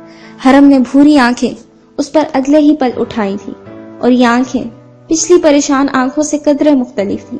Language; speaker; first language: Urdu; native; Urdu